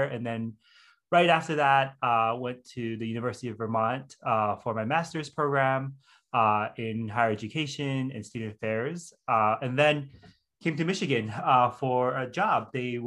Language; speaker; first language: English; non-native, local second language; Cantonese